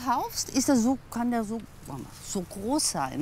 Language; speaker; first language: German; native; German